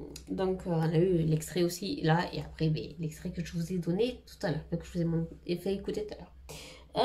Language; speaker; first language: French; native; French